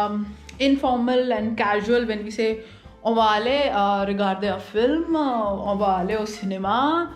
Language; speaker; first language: French; non-native, learner; Hindi